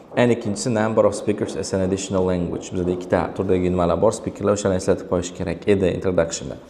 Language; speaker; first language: English; non-native, fluent; Uzbek